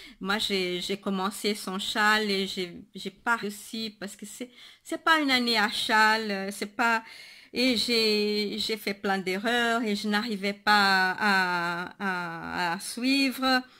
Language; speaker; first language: French; non-native, fluent; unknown